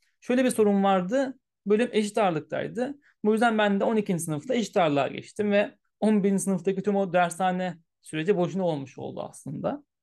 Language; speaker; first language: Turkish; early bilingual, heritage; Turkish